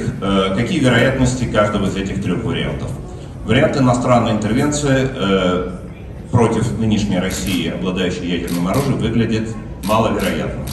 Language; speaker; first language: Russian; native; Russian